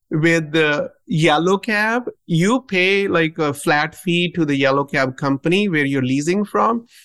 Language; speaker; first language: English; non-native, local second language; Punjabi